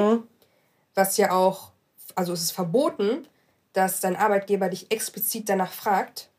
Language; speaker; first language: German; early bilingual, other home language; Arabic